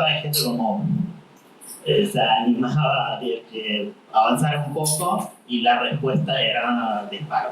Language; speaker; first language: Spanish; non-native, fluent; Arabic